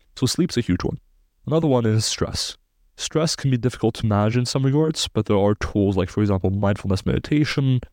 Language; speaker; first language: English; non-native, fluent; German